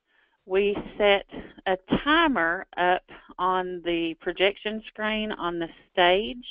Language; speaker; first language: English; native; English